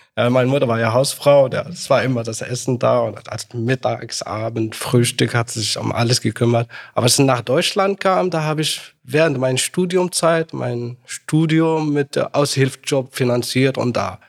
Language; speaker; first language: German; non-native, fluent; Arabic